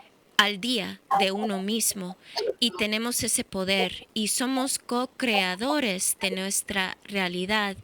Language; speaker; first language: Spanish; early bilingual, heritage; English